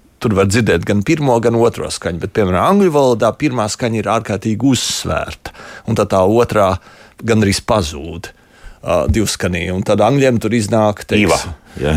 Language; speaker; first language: Latvian; native; Latvian